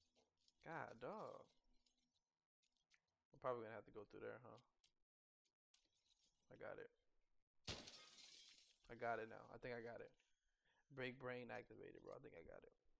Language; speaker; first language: English; native; English